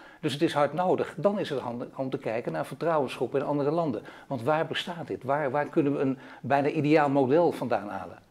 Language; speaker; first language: Dutch; native; Dutch